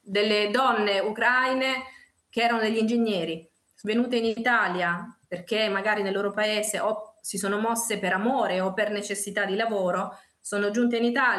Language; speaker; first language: Italian; native; Italian